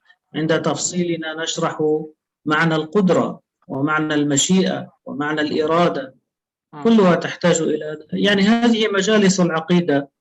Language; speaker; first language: Arabic; native; Arabic